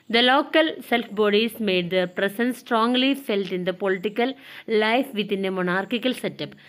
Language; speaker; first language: English; non-native, local second language; Malayalam